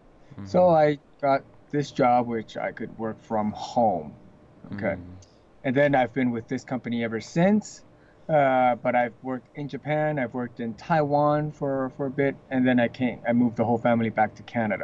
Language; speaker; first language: English; early bilingual, other home language; Chinese